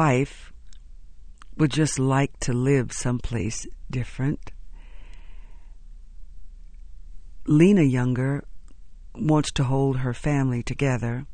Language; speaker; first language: English; native; English